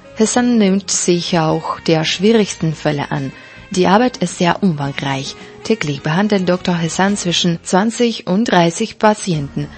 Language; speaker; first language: German; non-native, fluent; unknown